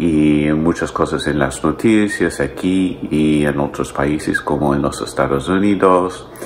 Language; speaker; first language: Spanish; non-native, learner; English